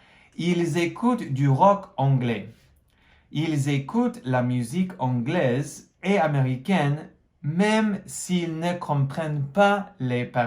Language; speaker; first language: French; non-native, fluent; English